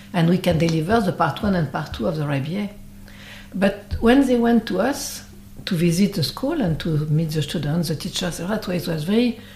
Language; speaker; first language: English; non-native, fluent; French